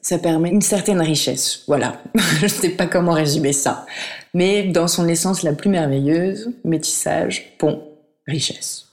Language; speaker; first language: French; native; French